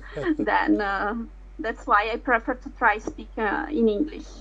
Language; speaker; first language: English; non-native, fluent; Italian